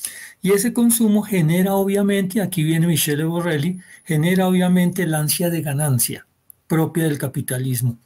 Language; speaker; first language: Spanish; native; Spanish